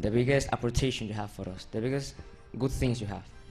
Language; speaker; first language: English; non-native, fluent; Spanish